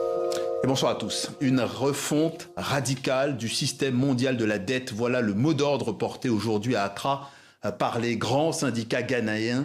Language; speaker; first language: French; native; French